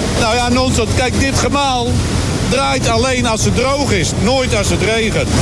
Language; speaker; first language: Dutch; native; Dutch